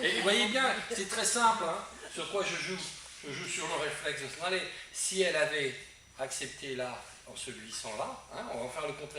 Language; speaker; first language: French; native; French